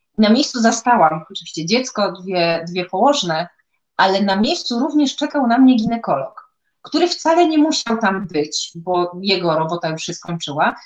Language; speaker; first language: Polish; native; Polish